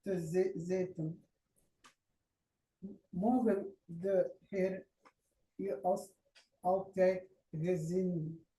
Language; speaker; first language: Dutch; non-native, learner; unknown